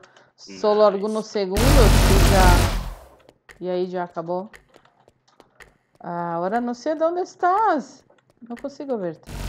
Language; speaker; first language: Spanish; non-native, learner; Portuguese